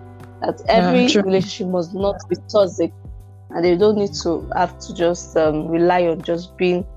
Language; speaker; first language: English; non-native, local second language; Igbo